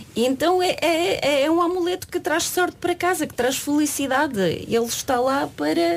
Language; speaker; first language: Portuguese; non-native, fluent; Ukrainian